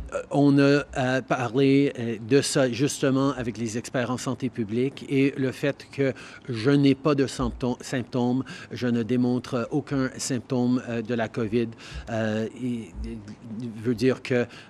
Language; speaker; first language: French; early bilingual, heritage; French